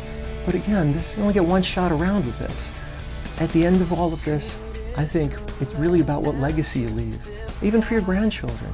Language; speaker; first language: English; native; English